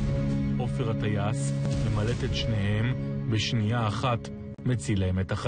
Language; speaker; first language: Hebrew; native; Hebrew